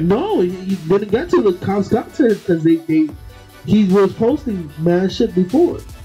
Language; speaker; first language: English; early bilingual, other home language; Spanish